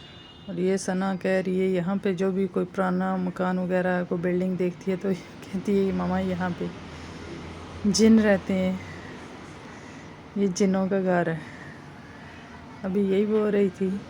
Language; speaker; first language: Hindi; native; Hindi